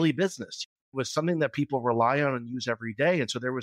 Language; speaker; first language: English; native; English